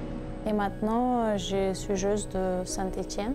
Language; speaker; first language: French; non-native, fluent; Russian